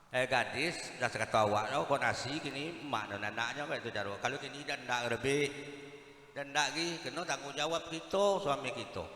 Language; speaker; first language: Malay; native; Malay